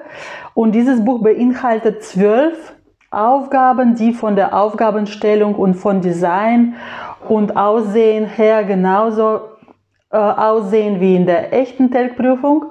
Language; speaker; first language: German; non-native, fluent; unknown